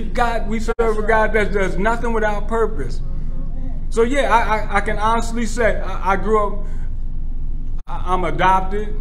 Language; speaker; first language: English; native; English